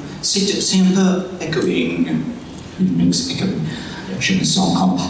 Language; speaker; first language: French; non-native, learner; English